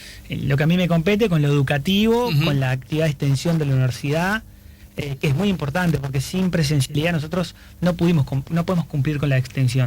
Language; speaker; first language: Spanish; native; Spanish